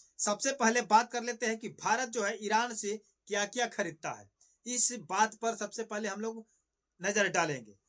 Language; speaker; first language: Hindi; native; Hindi